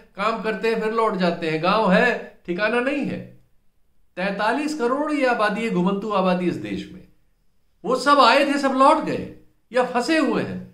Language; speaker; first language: Hindi; native; Hindi